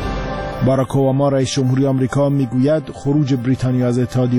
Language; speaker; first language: Persian; native; Persian